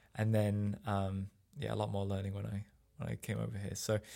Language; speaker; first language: English; native; English